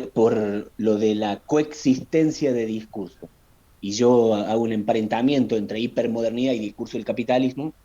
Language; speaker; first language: Spanish; native; Spanish